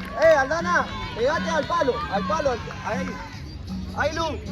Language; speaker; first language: Spanish; native; Spanish